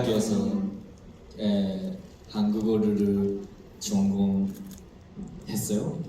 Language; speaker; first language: Korean; non-native, fluent; Japanese